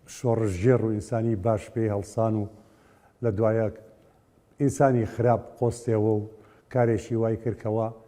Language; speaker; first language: Central Kurdish; native; Central Kurdish